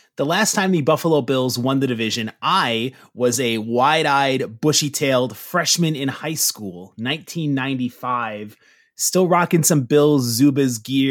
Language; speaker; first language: English; native; English